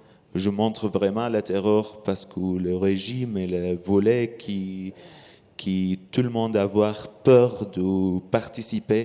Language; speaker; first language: French; non-native, learner; Arabic